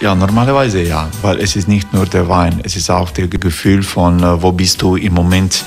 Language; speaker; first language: German; non-native, learner; Croatian